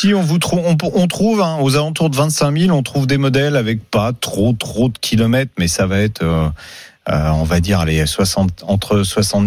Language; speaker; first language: French; native; French